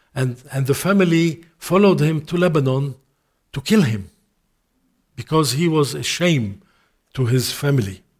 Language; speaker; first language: English; non-native, fluent; Arabic